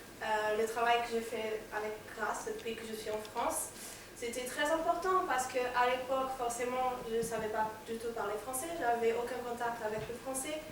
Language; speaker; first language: French; non-native, fluent; Portuguese